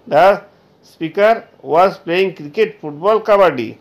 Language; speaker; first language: English; non-native, local second language; Bangla